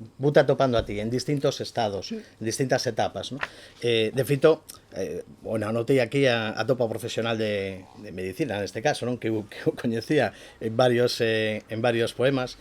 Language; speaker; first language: Galician; native; Galician